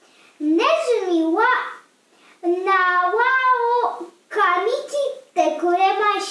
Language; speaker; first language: Japanese; non-native, learner; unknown